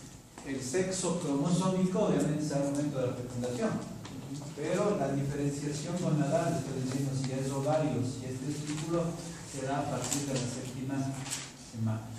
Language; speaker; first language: Spanish; native; Spanish